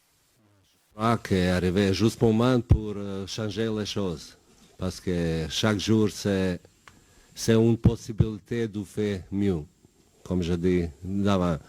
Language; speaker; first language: French; non-native, learner; Bosnian